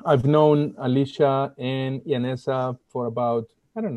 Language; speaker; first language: English; non-native, fluent; Greek